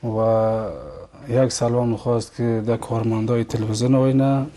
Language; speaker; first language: Persian; native; Persian